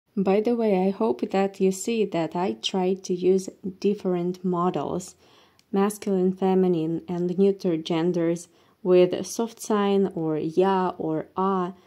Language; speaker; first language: English; non-native, fluent; Russian